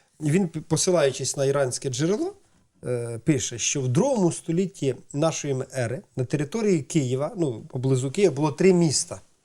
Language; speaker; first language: Ukrainian; native; Ukrainian